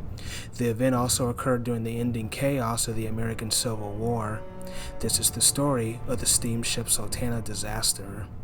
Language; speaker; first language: English; native; English